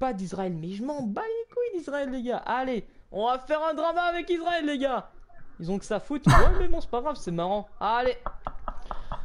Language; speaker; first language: French; native; French